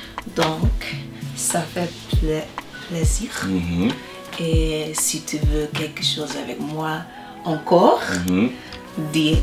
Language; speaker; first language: French; non-native, learner; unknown